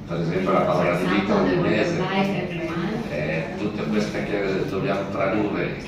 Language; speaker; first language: Italian; non-native, learner; Indonesian